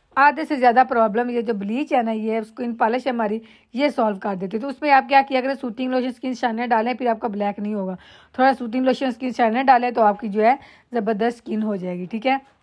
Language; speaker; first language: Urdu; non-native, local second language; Punjabi